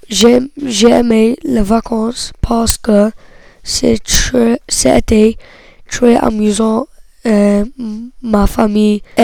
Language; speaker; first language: French; non-native, learner; English